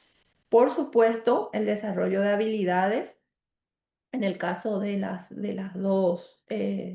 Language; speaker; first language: Spanish; native; Spanish